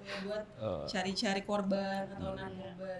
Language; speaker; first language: Indonesian; native; Indonesian